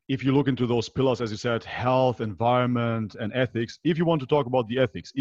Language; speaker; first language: English; non-native, fluent; Macedonian